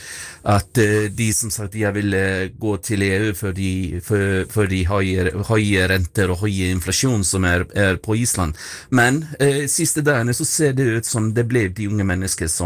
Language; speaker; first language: Swedish; non-native, fluent; Icelandic